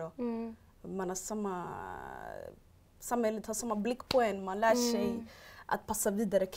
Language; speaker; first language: Swedish; early bilingual, other home language; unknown